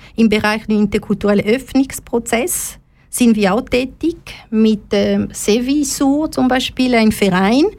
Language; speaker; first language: German; non-native, fluent; Lingala